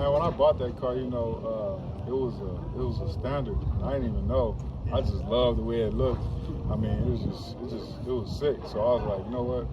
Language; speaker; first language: English; native; English